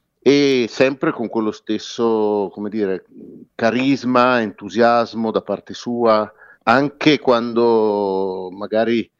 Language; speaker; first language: Italian; native; Italian